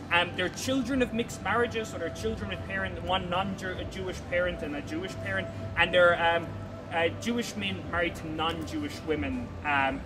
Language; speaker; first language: English; native; English